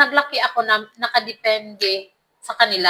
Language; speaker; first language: Filipino; non-native, local second language; Cebuano